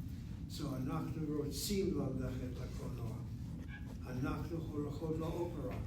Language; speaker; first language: Hebrew; non-native, fluent; English